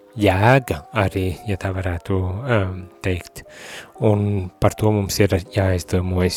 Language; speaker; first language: Latvian; native; Latvian